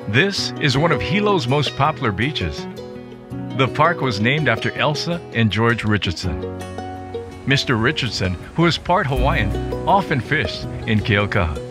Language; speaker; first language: English; native; English